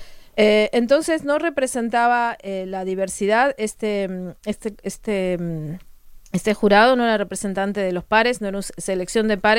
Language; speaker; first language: Spanish; native; Spanish